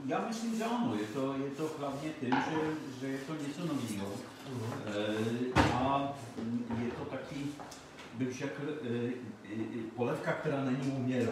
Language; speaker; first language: Czech; non-native, fluent; Polish